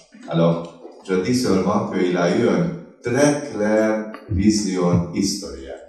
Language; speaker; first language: French; non-native, fluent; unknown